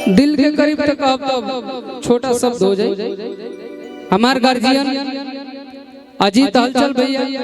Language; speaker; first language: Bhojpuri; non-native, local second language; Magahi